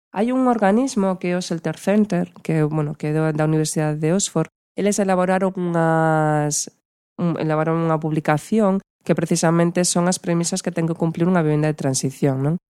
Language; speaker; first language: Galician; non-native, local second language; Spanish